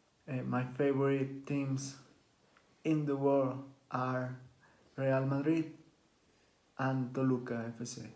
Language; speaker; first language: English; non-native, learner; Spanish